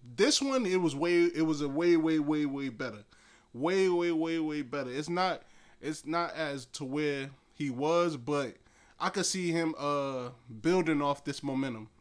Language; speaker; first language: English; native; English